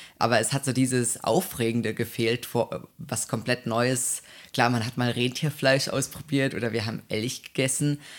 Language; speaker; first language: German; native; German